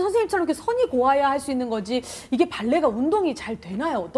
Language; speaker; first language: Korean; native; Korean